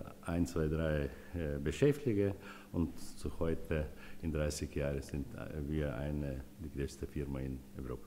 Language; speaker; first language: German; non-native, learner; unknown